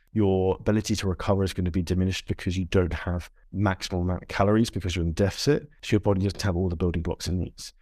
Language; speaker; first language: English; native; English